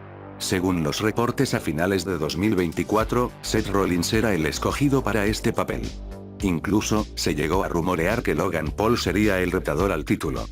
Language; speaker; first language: Spanish; native; Spanish